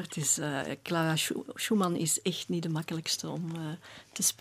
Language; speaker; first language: Dutch; native; Dutch